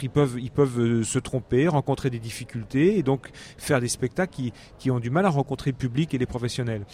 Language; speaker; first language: French; native; French